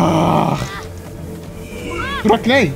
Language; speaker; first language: Arabic; native; Arabic